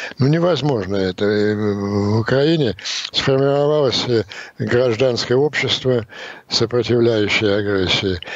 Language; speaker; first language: Russian; native; Russian